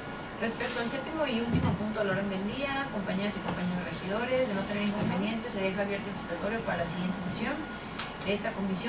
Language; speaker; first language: Spanish; native; Spanish